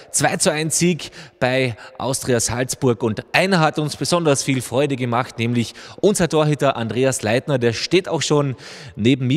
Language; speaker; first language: German; native; German